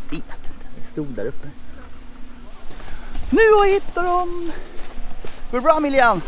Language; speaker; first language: Swedish; native; Swedish